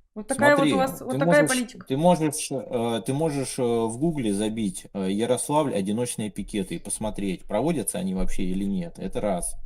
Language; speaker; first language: Russian; native; Russian